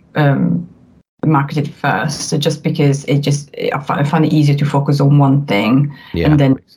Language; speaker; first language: English; non-native, fluent; Italian